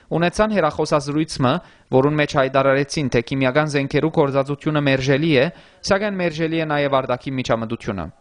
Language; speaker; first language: Armenian; early bilingual, heritage; Armenian